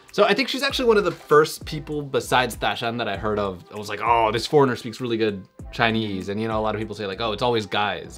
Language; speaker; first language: English; early bilingual, other home language; Spanish